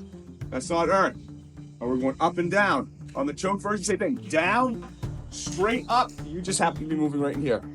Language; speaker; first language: English; native; English